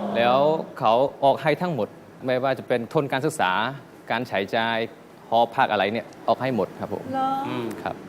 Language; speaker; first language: Thai; non-native, fluent; Khmer